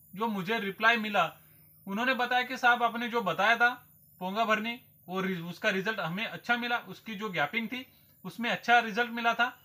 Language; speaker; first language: Hindi; non-native, local second language; Marathi